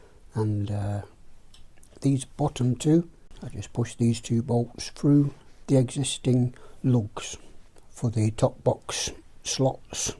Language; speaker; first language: English; native; English